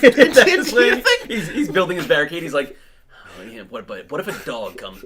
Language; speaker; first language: English; native; English